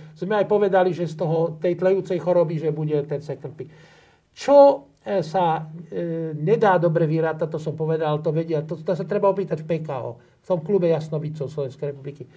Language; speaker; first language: Slovak; native; Slovak